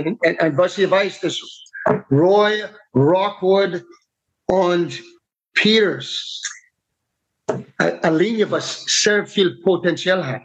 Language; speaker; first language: German; non-native, fluent; English